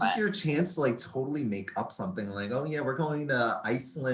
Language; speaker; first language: English; native; English